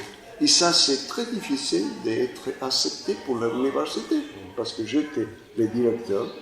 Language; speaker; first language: French; non-native, fluent; Spanish